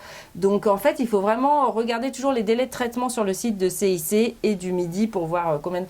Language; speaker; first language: French; native; French